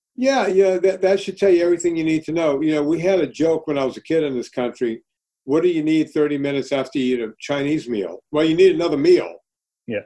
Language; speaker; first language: English; early bilingual, other home language; Italian